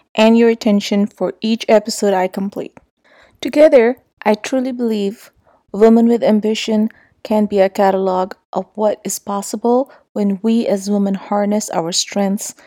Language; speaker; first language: English; non-native, local second language; Urdu